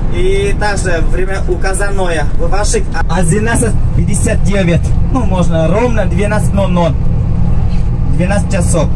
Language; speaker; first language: Russian; non-native, learner; Vietnamese